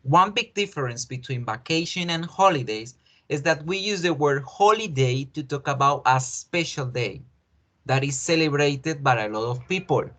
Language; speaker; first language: English; non-native, fluent; Spanish